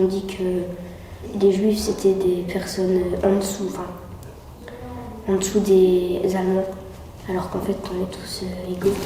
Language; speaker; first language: French; native; French